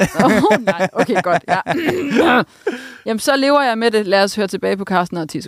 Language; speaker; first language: Danish; native; Danish